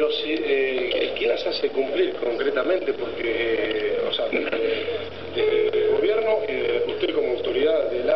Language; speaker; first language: Spanish; native; Spanish